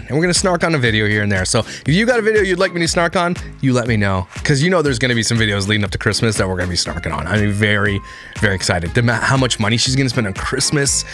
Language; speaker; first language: English; native; English